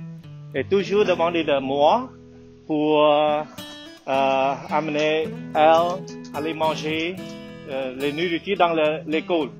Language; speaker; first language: French; non-native, learner; Khmer